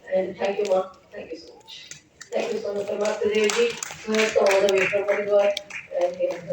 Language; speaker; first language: English; non-native, local second language; Tamil